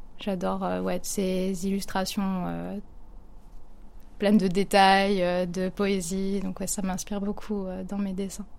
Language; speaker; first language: French; native; French